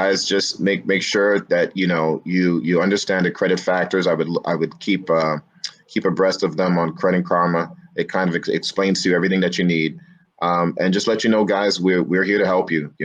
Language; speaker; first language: English; native; English